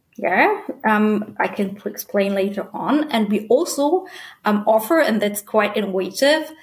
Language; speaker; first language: English; non-native, fluent; German